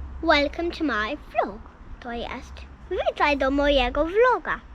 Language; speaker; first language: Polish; early bilingual, heritage; Polish